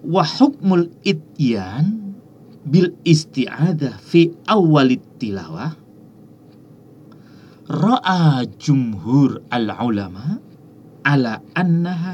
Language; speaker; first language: Arabic; non-native, fluent; Indonesian